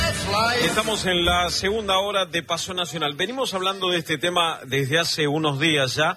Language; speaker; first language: Spanish; native; Spanish